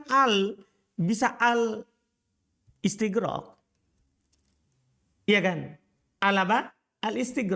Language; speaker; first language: Arabic; non-native, fluent; Indonesian